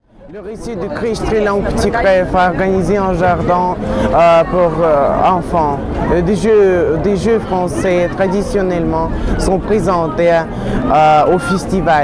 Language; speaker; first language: French; non-native, learner; Russian